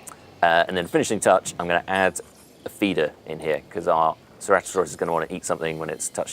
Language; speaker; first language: English; native; English